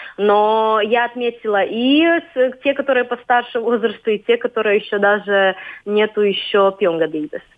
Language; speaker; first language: Russian; non-native, local second language; Latvian